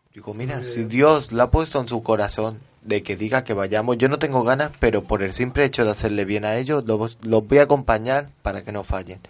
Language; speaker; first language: Spanish; early bilingual, heritage; French